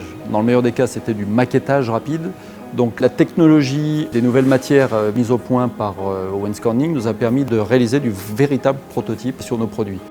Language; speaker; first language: French; native; French